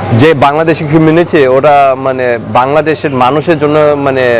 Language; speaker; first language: Bangla; early bilingual, heritage; Bangla